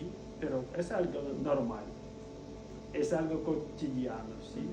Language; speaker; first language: Spanish; non-native, fluent; Russian